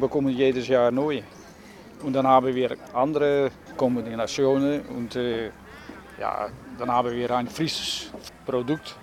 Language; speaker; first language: German; non-native, learner; Dutch